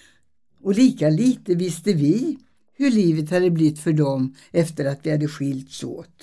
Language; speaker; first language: Swedish; early bilingual, other home language; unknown